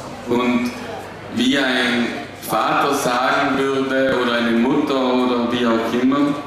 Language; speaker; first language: German; non-native, fluent; Italian